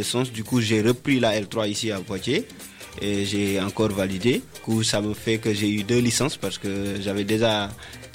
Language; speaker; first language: French; non-native, local second language; Wolof